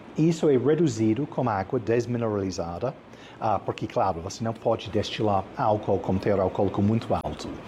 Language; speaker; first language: Portuguese; non-native, fluent; English